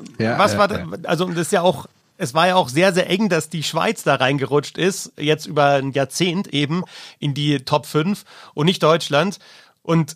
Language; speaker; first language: German; native; German